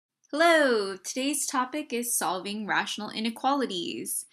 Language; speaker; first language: English; native; English